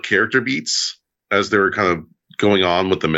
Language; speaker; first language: English; native; English